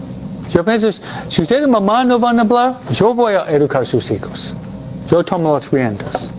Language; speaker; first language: Spanish; non-native, fluent; English